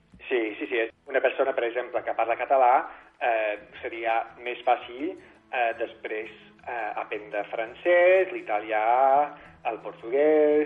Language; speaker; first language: Catalan; non-native, fluent; English